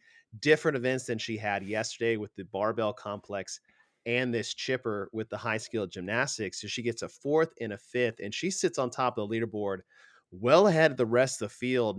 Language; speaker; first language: English; native; English